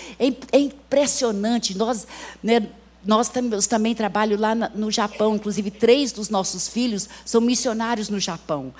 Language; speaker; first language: Portuguese; early bilingual, other home language; English